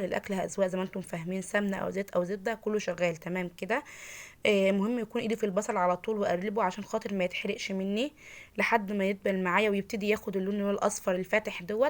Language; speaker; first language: Arabic; native; Arabic